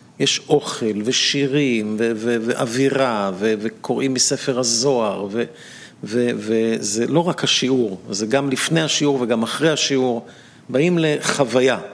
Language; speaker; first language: Hebrew; native; Hebrew